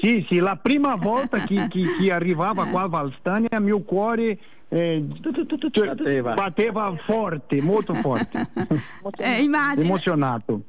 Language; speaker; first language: Italian; non-native, learner; Portuguese